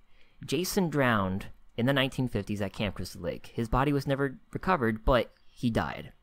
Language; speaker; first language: English; native; English